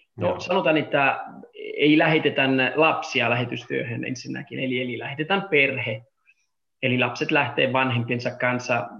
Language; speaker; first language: Finnish; non-native, fluent; Italian